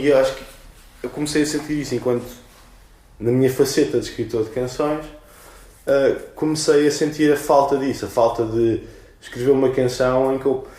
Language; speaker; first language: Portuguese; native; Portuguese